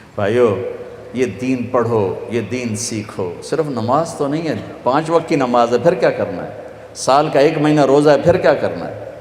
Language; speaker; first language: Urdu; non-native, local second language; Punjabi